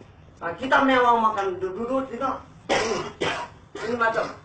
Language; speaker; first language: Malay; non-native, learner; Nepali